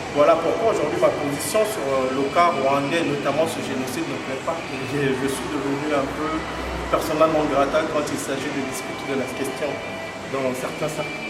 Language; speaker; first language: French; non-native, local second language; Lingala